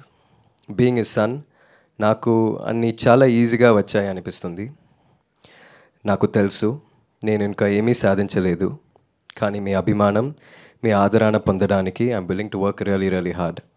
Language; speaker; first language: Telugu; non-native, learner; Tamil